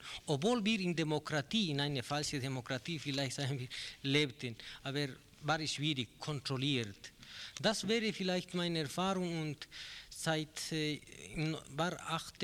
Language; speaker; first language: German; non-native, learner; Spanish